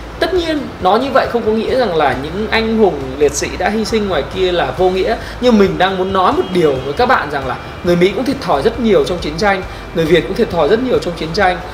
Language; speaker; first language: Vietnamese; native; Vietnamese